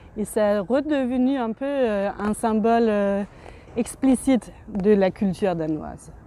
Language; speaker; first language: French; non-native, fluent; Danish